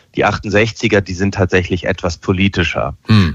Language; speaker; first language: German; native; German